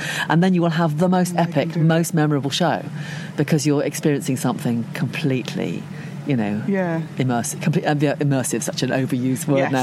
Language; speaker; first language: English; native; English